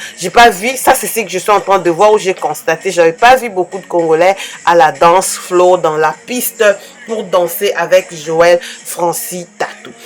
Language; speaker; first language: French; non-native, local second language; Lingala